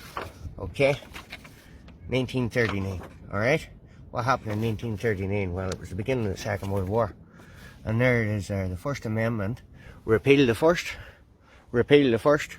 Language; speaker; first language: English; native; English